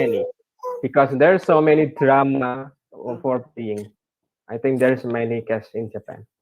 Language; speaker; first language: English; non-native, learner; Indonesian